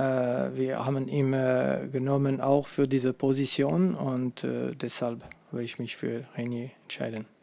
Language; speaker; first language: German; non-native, fluent; French